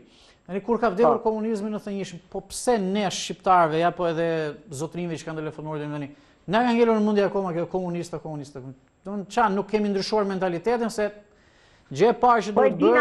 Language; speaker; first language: Albanian; native; Albanian